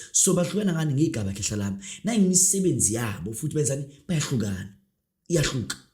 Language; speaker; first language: Zulu; non-native, local second language; Northern Sotho